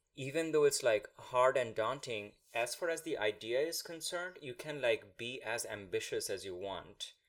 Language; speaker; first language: English; non-native, local second language; Bangla